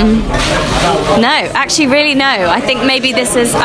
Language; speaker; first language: English; native; English